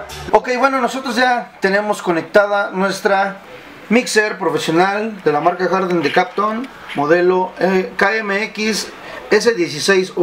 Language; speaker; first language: Spanish; native; Spanish